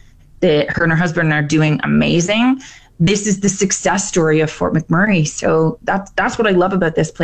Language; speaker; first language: English; native; English